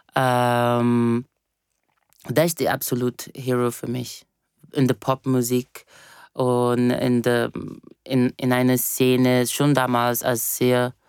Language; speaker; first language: German; non-native, fluent; Portuguese